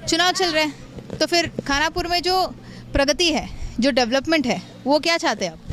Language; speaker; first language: Hindi; non-native, local second language; Kannada